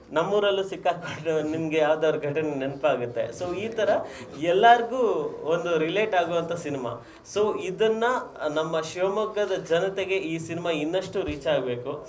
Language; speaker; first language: Kannada; native; Kannada